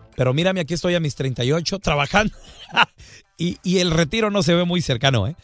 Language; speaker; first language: Spanish; native; Spanish